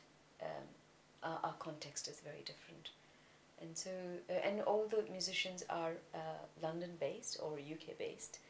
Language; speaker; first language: English; non-native, local second language; Tamil